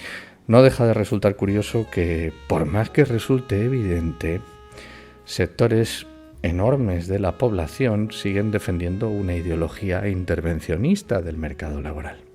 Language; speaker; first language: Spanish; native; Spanish